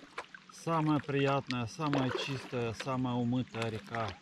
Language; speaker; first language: Russian; native; Russian